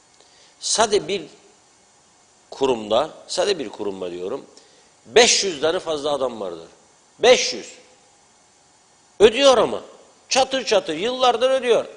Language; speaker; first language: Turkish; native; Turkish